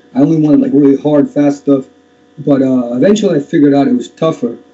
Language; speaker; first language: English; native; English